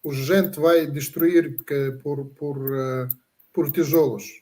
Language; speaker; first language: Portuguese; non-native, learner; Russian